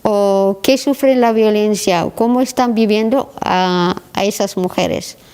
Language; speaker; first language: Spanish; non-native, learner; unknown